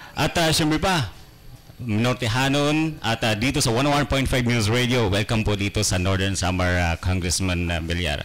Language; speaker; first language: Filipino; non-native, local second language; Waray